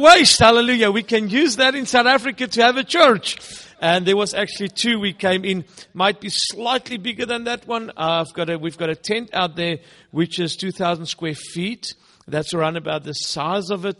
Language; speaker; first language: English; non-native, local second language; Afrikaans